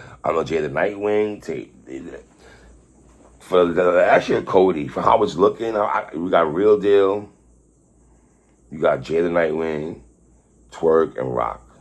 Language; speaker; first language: English; native; English